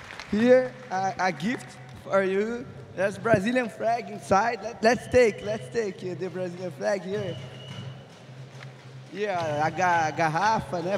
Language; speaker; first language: English; non-native, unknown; Portuguese